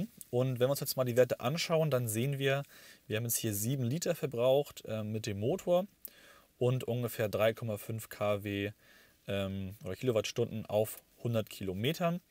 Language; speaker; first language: German; native; German